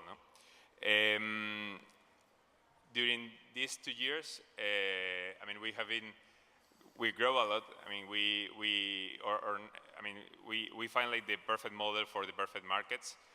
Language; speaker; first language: English; non-native, fluent; Spanish